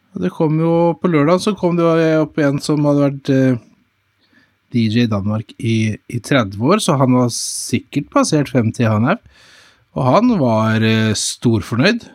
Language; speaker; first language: Norwegian; native; Norwegian